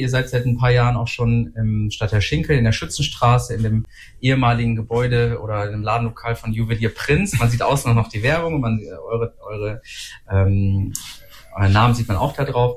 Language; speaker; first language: German; native; German